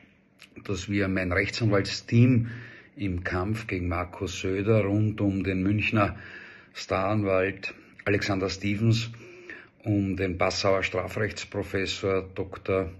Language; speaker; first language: German; native; German